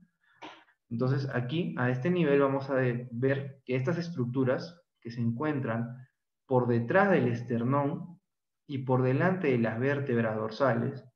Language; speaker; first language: Spanish; native; Spanish